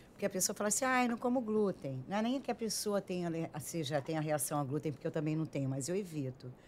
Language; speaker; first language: Portuguese; native; Portuguese